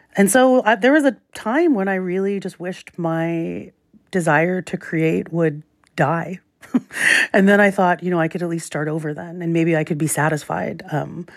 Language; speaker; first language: English; native; English